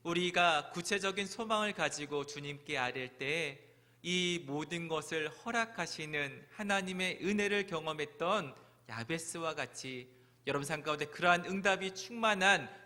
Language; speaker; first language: Korean; native; Korean